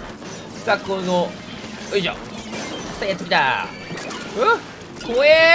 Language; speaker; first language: Japanese; native; Japanese